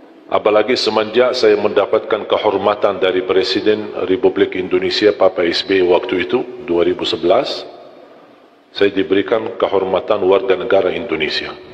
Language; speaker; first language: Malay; non-native, fluent; Arabic